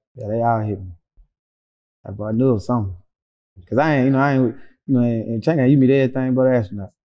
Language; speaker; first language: English; native; English